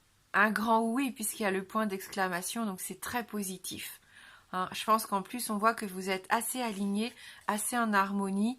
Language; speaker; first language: French; native; French